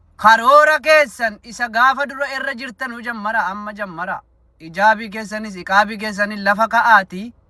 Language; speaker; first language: Oromo; native; Oromo